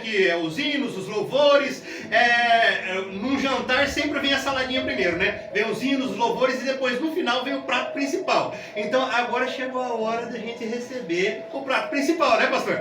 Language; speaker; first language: Portuguese; native; Portuguese